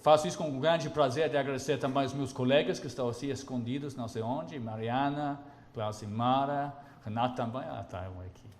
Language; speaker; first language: Portuguese; non-native, fluent; English